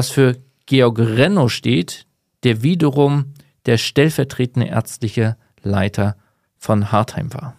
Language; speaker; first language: German; native; German